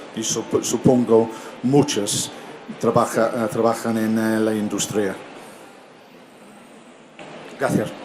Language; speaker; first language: Spanish; non-native, fluent; English